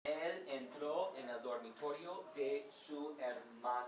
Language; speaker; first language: Spanish; non-native, fluent; English